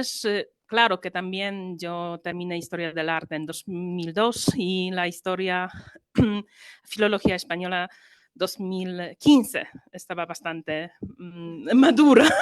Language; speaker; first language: Spanish; non-native, fluent; Polish